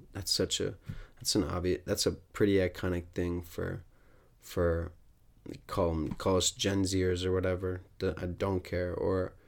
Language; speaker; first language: English; native; English